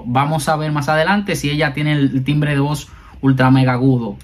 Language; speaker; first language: Spanish; native; Spanish